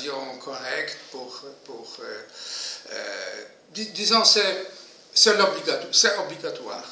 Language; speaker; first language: French; non-native, fluent; Polish